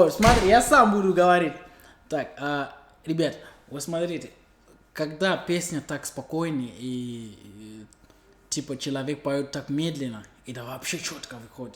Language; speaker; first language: Russian; non-native, learner; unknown